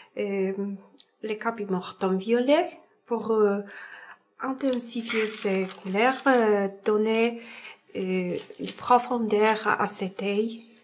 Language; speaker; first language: French; non-native, fluent; Polish